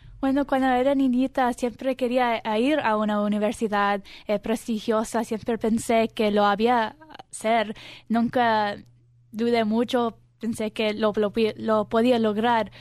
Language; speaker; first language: Spanish; early bilingual, heritage; Spanish